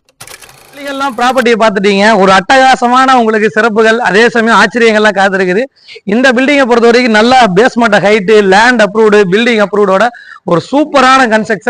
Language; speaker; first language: Tamil; native; Tamil